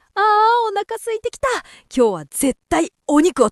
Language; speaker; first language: Japanese; native; Japanese